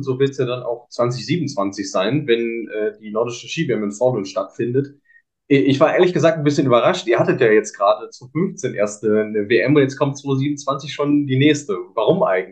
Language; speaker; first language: German; native; German